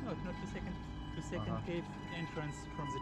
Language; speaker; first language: English; non-native, learner; German